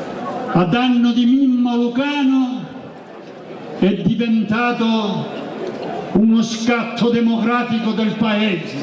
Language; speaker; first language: Italian; native; Italian